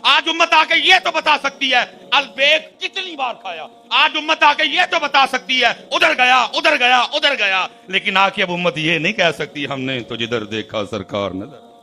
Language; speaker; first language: Urdu; non-native, local second language; Punjabi